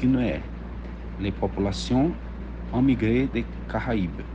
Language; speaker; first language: French; non-native, learner; Portuguese